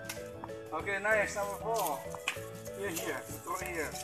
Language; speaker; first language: English; non-native, learner; Indonesian